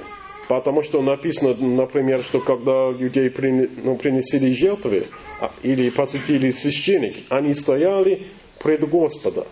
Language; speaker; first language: Russian; non-native, learner; English